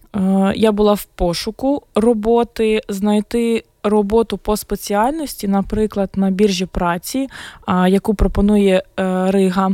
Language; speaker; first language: Ukrainian; non-native, local second language; Russian